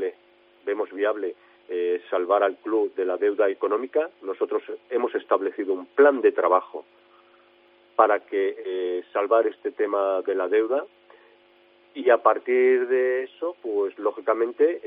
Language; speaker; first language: Spanish; native; Spanish